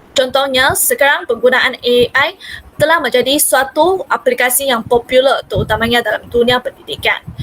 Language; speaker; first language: Malay; non-native, local second language; Hakka Chinese